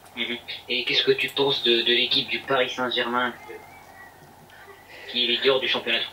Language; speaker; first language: French; native; French